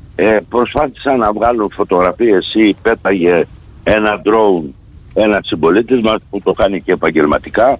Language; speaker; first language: Greek; native; Greek